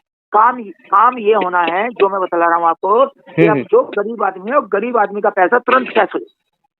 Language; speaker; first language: Hindi; native; Hindi